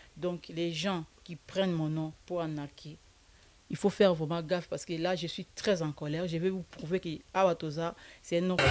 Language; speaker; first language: French; non-native, local second language; Lingala